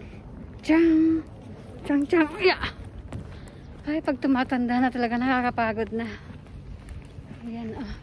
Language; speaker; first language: Japanese; non-native, learner; Filipino